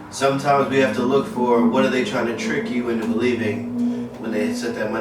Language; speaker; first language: English; native; English